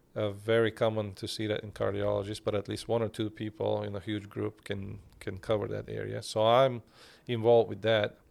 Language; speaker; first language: English; non-native, fluent; Turkish